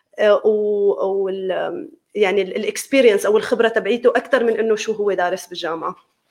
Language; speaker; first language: Arabic; native; Arabic